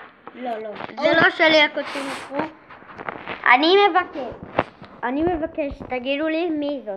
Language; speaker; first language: Hebrew; native; Hebrew